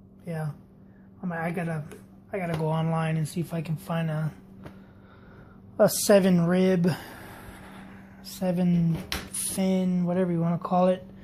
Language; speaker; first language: English; native; English